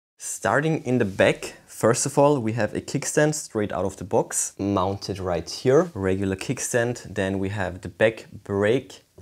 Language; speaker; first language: English; non-native, fluent; German